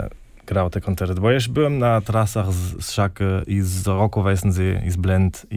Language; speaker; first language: Polish; early bilingual, heritage; Polish